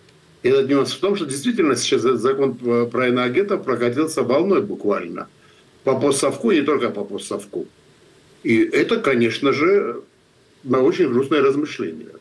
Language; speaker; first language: Russian; non-native, fluent; Georgian